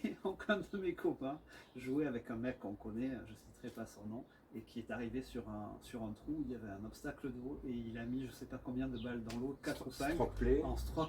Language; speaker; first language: French; native; French